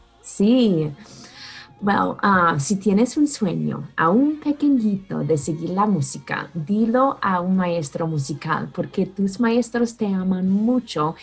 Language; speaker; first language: Spanish; non-native, fluent; English